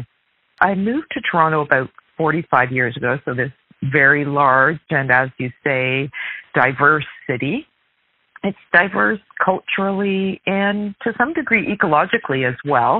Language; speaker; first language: English; native; English